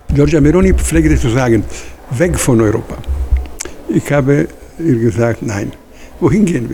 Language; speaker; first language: German; non-native, fluent; Italian